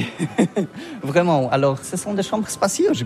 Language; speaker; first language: French; non-native, learner; Polish